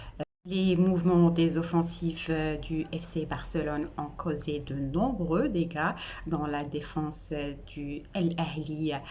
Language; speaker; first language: French; non-native, local second language; Arabic